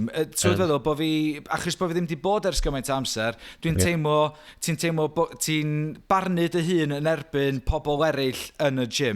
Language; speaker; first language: Welsh; native; Welsh